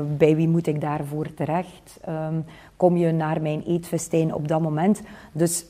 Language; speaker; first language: Dutch; native; Dutch